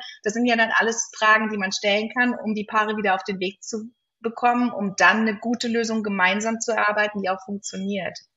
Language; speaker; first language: German; native; German